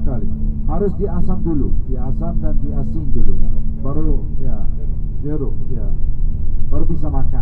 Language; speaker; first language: Indonesian; non-native, fluent; Arabic